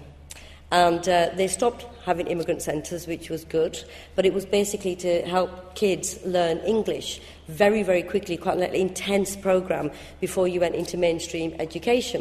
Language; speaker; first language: English; early bilingual, other home language; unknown